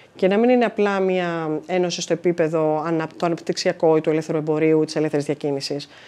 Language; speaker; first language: Greek; native; Greek